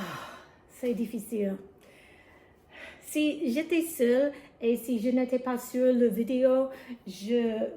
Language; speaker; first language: French; non-native, learner; English